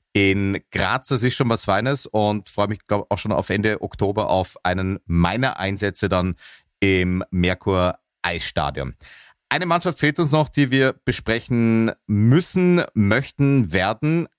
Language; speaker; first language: German; native; German